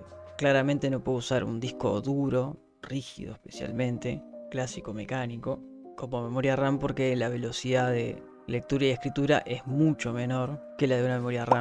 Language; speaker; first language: Spanish; native; Spanish